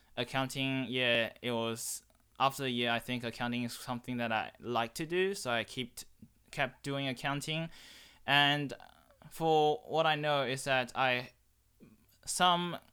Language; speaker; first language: English; non-native, fluent; Chinese